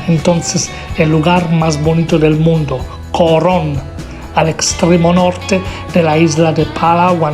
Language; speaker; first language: Spanish; non-native, fluent; Italian